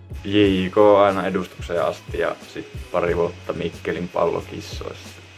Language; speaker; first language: Finnish; native; Finnish